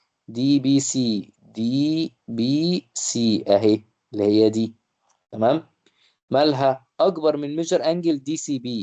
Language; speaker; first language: Arabic; native; Arabic